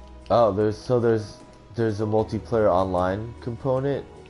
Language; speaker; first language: English; early bilingual, other home language; Chinese